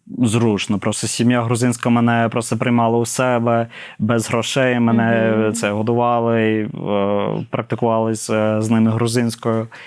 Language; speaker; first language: Ukrainian; non-native, fluent; English